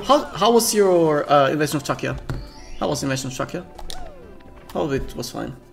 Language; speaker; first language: English; non-native, fluent; German